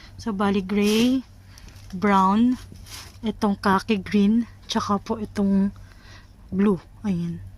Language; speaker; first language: Filipino; native; Filipino